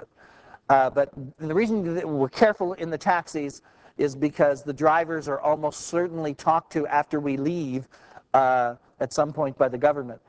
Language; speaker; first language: English; native; English